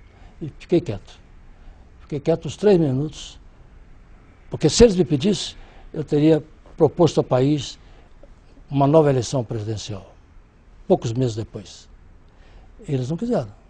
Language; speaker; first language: Portuguese; native; Portuguese